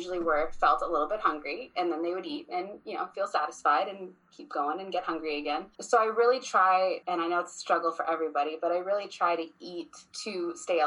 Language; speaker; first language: English; native; English